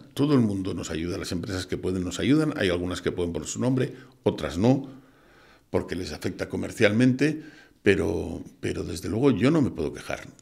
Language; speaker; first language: Spanish; native; Spanish